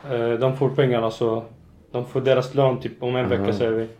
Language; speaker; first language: Swedish; non-native, fluent; Arabic